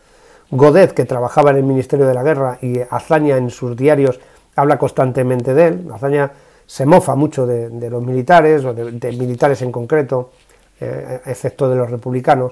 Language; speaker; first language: Spanish; native; Spanish